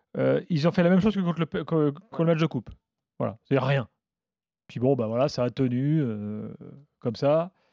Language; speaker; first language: French; native; French